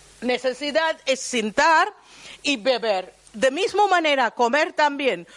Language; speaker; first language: Spanish; non-native, learner; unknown